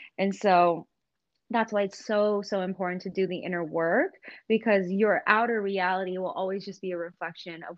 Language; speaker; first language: English; native; English